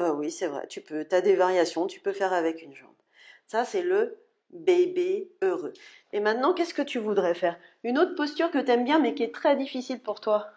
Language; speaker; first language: French; native; French